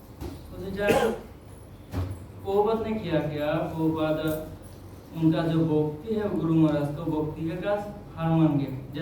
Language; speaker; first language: Hindi; non-native, local second language; Bangla